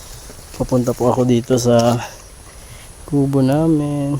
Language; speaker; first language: Filipino; non-native, local second language; Bikol